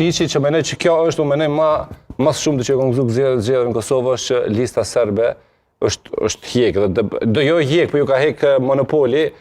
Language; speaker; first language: Albanian; native; Albanian